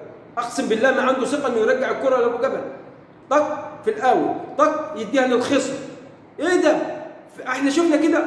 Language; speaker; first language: Arabic; native; Arabic